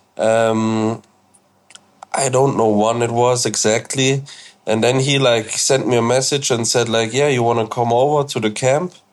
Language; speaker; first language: English; non-native, fluent; German